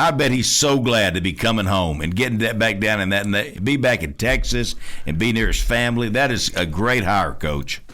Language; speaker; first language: English; native; English